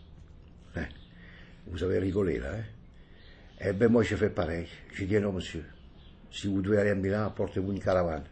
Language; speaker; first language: French; non-native, fluent; Italian